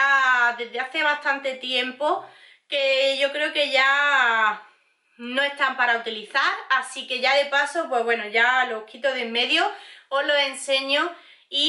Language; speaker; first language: Spanish; native; Spanish